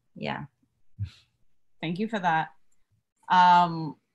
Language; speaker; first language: English; non-native, learner; Spanish